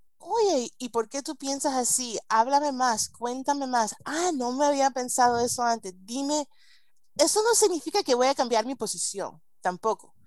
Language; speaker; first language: Spanish; early bilingual, heritage; Spanish